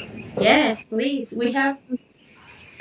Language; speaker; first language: English; non-native, fluent; Spanish